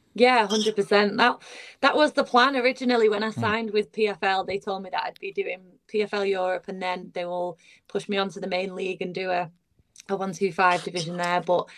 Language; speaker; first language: English; early bilingual, other home language; Bulgarian